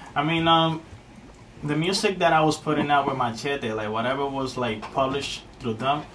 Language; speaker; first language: English; native; English